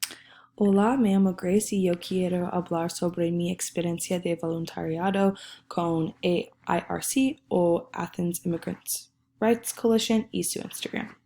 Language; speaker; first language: Spanish; non-native, learner; English